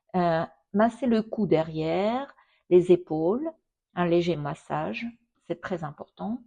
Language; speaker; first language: French; non-native, fluent; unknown